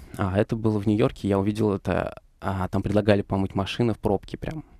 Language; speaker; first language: Russian; native; Russian